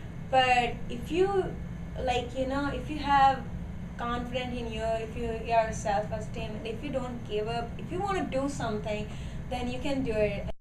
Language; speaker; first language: English; non-native, learner; Gujarati